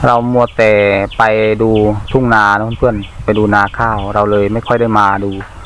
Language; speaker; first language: Thai; non-native, local second language; Khmer